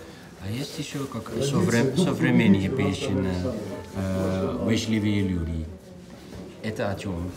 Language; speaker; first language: Russian; non-native, fluent; Dutch